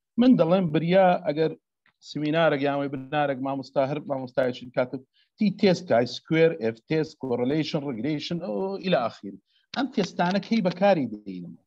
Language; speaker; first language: Central Kurdish; native; Central Kurdish